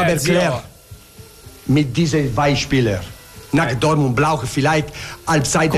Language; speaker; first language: German; non-native, learner; Italian